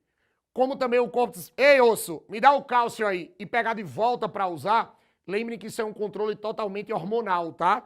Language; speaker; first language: Portuguese; native; Portuguese